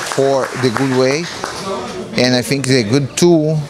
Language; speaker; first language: English; non-native, learner; Portuguese